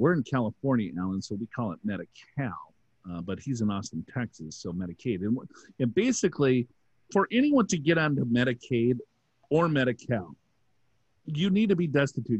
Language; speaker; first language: English; native; English